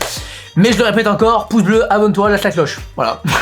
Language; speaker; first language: French; native; French